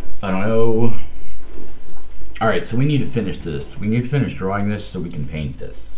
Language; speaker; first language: English; native; English